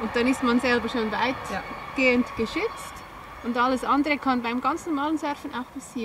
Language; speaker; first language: German; native; German